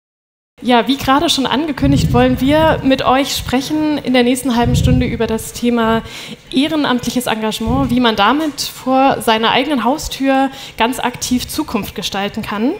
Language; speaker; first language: German; native; German